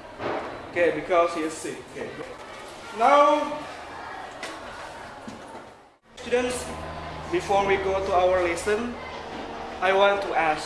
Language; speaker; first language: English; non-native, fluent; Indonesian